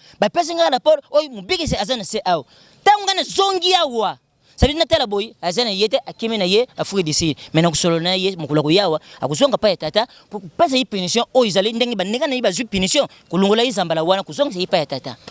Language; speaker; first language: Lingala; non-native, local second language; Kituba (Democratic Republic of Congo)